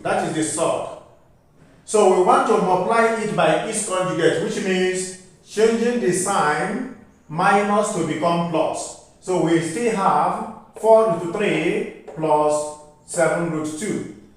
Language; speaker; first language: English; non-native, local second language; Igbo